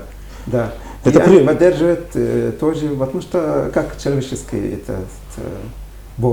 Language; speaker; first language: Russian; non-native, fluent; Arabic